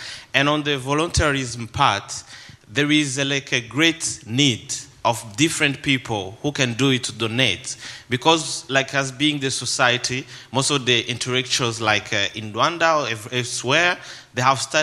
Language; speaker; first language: English; non-native, local second language; Kinyarwanda